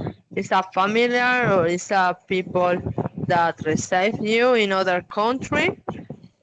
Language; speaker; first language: English; non-native, learner; Spanish